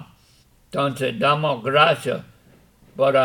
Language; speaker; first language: Spanish; non-native, fluent; English